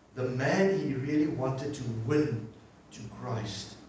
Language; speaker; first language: English; non-native, local second language; Afrikaans